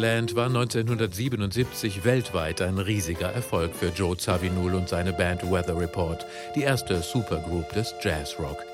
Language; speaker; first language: German; native; German